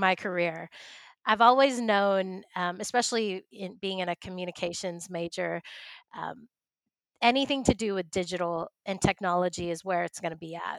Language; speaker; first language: English; native; English